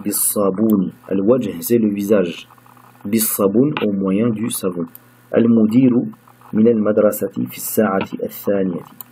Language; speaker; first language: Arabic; non-native, fluent; French